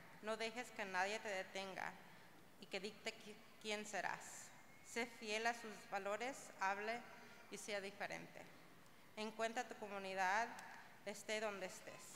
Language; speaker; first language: Spanish; early bilingual, heritage; Spanish